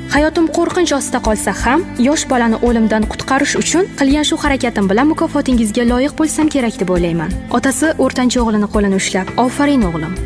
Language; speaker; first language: Uzbek; native; Uzbek